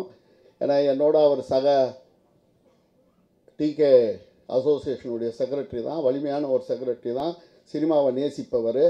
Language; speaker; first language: Tamil; native; Tamil